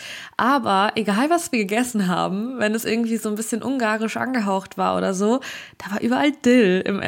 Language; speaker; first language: German; early bilingual, other home language; Russian